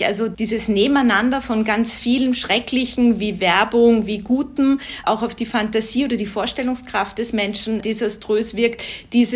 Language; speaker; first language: German; native; German